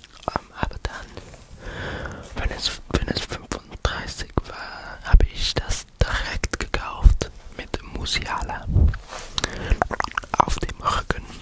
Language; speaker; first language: German; non-native, learner; English